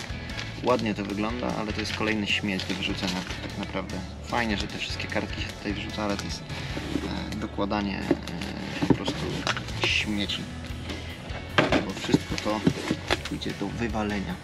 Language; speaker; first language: Polish; native; Polish